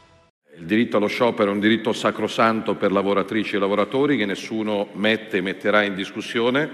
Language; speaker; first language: Italian; native; Italian